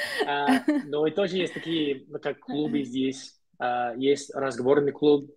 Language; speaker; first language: Russian; non-native, learner; English